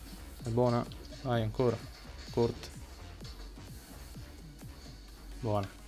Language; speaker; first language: Italian; native; Italian